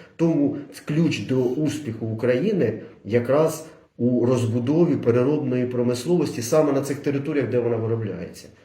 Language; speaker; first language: Ukrainian; native; Ukrainian